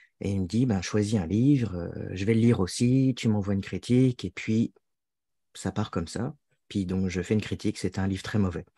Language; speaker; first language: French; native; French